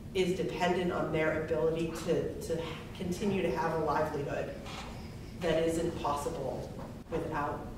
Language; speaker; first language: English; native; English